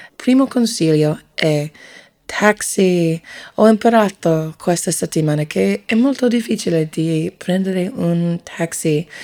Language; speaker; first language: Italian; non-native, learner; English